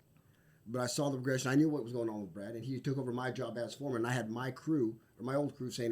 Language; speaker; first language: English; native; English